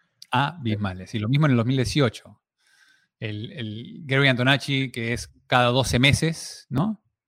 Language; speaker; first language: Spanish; early bilingual, heritage; Spanish